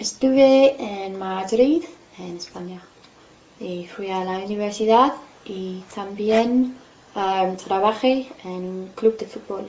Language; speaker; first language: Spanish; non-native, fluent; English